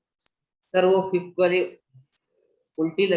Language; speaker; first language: Hindi; native; Hindi